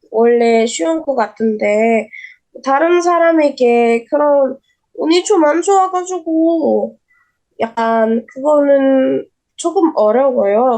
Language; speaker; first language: Korean; non-native, learner; Indonesian